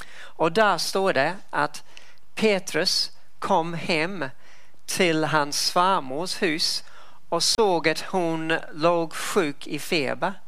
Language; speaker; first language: Swedish; non-native, fluent; English